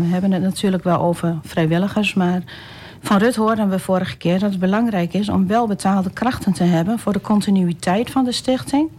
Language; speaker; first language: Dutch; native; Dutch